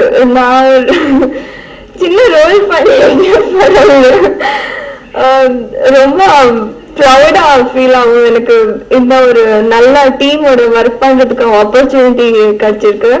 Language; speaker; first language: Tamil; non-native, learner; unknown